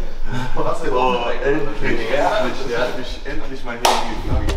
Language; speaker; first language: German; native; German